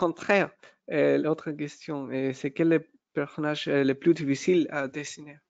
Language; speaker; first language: French; non-native, fluent; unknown